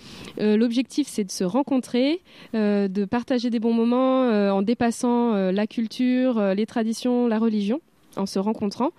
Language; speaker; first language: French; native; French